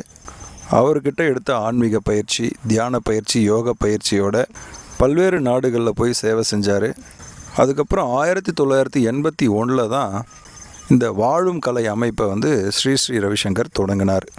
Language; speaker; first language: Tamil; native; Tamil